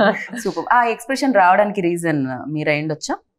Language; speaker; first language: Telugu; native; Telugu